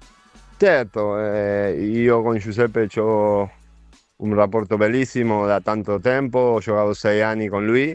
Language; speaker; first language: Italian; non-native, fluent; Spanish